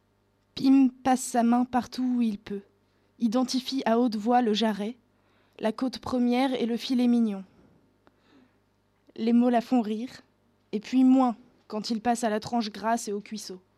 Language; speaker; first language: French; native; French